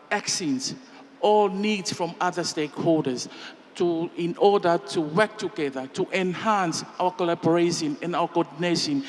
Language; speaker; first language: English; non-native, fluent; Tongan